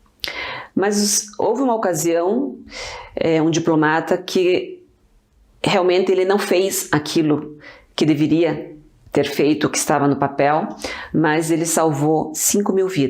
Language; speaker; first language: Portuguese; early bilingual, other home language; Spanish